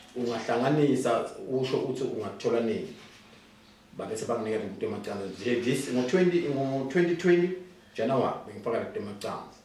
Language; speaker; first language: Zulu; non-native, local second language; Swati